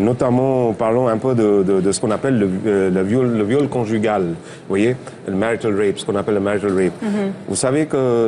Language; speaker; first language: French; non-native, fluent; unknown